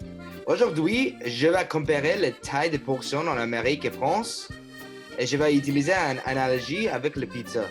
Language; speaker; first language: French; non-native, learner; English